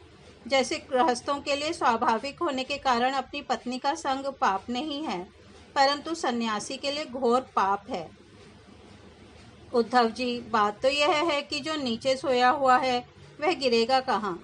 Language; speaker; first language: Hindi; native; Hindi